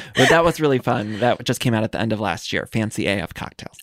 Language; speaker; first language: English; native; English